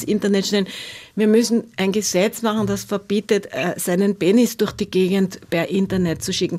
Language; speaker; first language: German; native; German